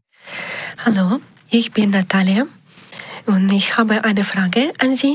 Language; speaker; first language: German; non-native, learner; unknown